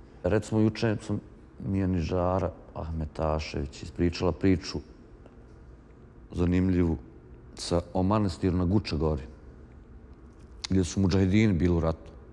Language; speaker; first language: Croatian; native; Croatian